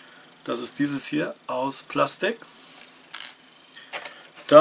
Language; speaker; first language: German; native; German